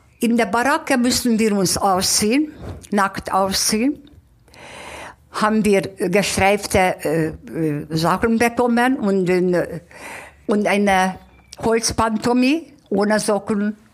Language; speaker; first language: German; non-native, fluent; Hungarian